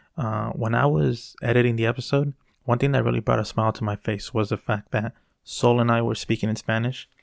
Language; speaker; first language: English; early bilingual, other home language; Spanish